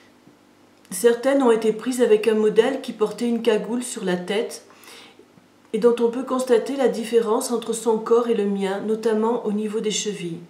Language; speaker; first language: French; native; French